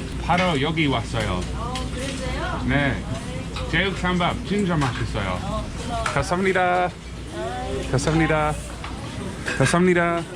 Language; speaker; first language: Korean; non-native, learner; English